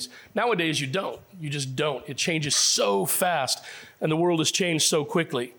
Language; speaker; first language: English; native; English